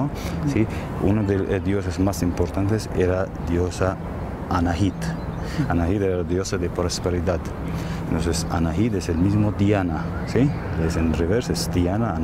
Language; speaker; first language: Spanish; non-native, learner; Armenian